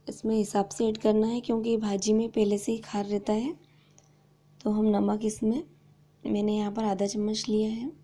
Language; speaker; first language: Hindi; native; Hindi